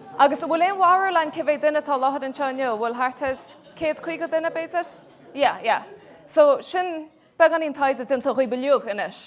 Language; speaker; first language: Irish; native; Irish